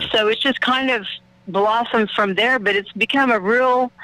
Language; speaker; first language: English; native; English